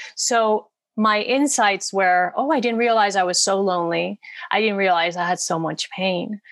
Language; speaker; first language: English; non-native, fluent; Spanish